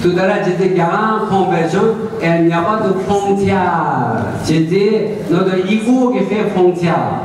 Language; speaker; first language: French; non-native, learner; Tibetan